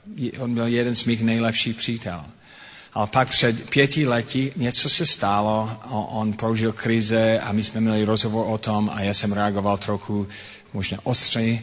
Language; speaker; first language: Czech; non-native, fluent; English